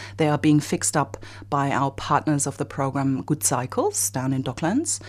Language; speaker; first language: English; non-native, fluent; German